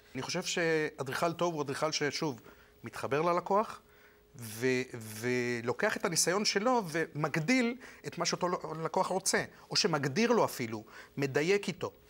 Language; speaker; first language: Hebrew; non-native, fluent; Spanish